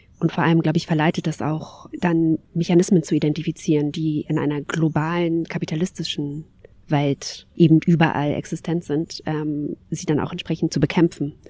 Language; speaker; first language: German; early bilingual, other home language; Kabyle